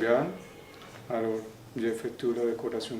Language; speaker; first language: French; non-native, fluent; Spanish